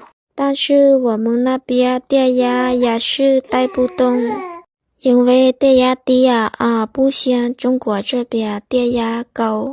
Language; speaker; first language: Chinese; non-native, fluent; Lao